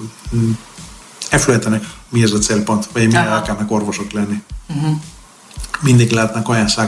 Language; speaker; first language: Hungarian; non-native, fluent; Greek